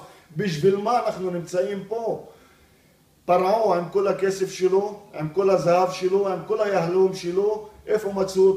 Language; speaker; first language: Hebrew; non-native, local second language; Arabic